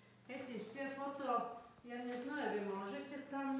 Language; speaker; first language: Russian; non-native, fluent; Latvian